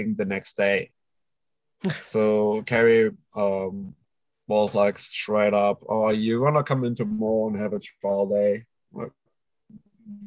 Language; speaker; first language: English; non-native, fluent; German